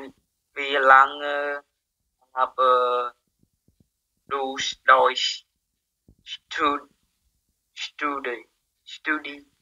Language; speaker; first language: German; non-native, learner; Vietnamese